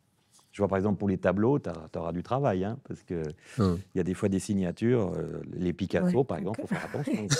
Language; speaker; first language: French; native; French